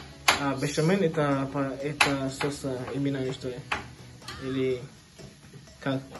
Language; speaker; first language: Russian; non-native, learner; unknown